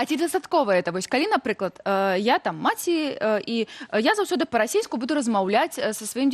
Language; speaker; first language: Belarusian; native; Belarusian